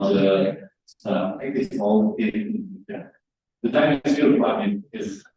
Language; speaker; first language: English; non-native, learner; Indonesian